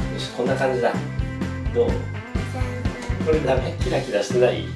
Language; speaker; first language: Japanese; native; Japanese